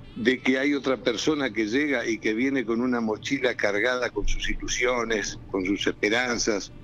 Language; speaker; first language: Spanish; native; Spanish